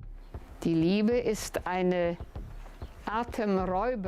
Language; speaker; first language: German; non-native, fluent; Lithuanian